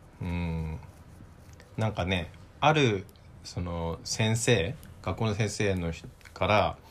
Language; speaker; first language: Japanese; native; Japanese